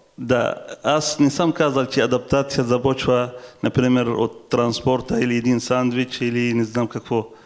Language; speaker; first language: Bulgarian; non-native, fluent; Arabic